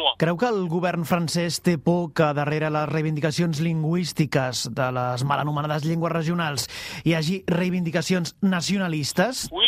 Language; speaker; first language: Catalan; native; Catalan